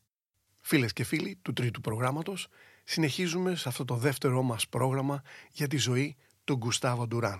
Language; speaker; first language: Greek; native; Greek